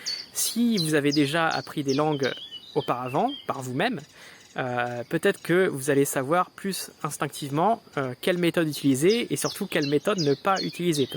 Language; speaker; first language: French; native; French